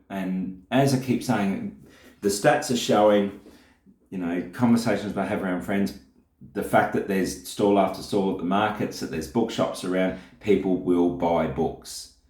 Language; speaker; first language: English; native; English